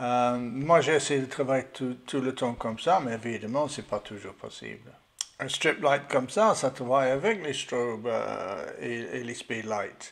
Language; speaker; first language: French; non-native, learner; English